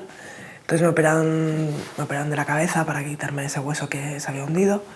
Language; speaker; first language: Spanish; native; Spanish